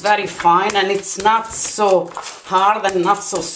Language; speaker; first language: English; non-native, learner; Portuguese